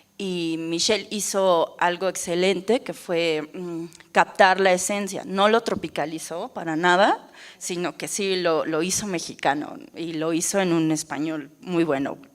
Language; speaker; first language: Spanish; native; Spanish